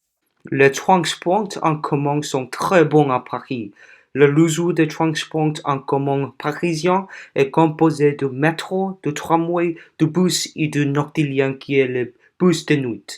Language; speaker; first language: French; non-native, learner; Korean